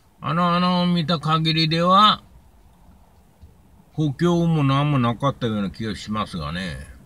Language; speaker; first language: Japanese; native; Japanese